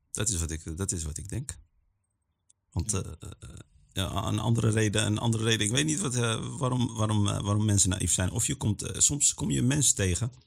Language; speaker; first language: Dutch; early bilingual, other home language; Arabic